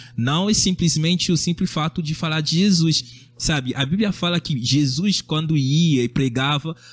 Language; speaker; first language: Portuguese; non-native, fluent; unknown